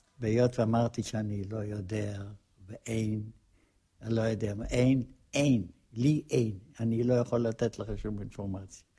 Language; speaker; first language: Hebrew; non-native, fluent; Polish